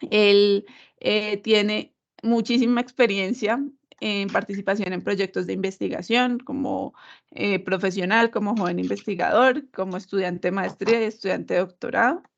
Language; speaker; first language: Spanish; native; Spanish